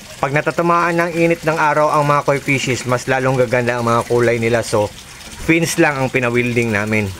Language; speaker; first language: Filipino; non-native, local second language; Cebuano